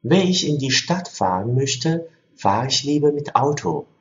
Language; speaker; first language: German; non-native, fluent; Chinese